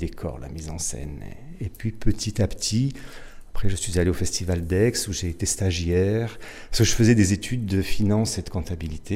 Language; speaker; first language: French; native; French